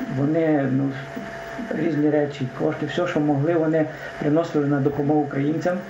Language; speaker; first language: Ukrainian; native; Ukrainian